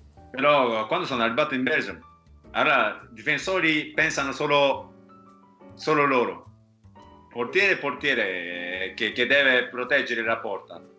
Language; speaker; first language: Italian; non-native, fluent; Japanese